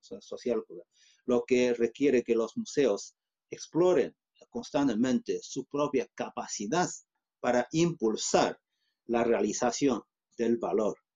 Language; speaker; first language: Spanish; non-native, fluent; Chinese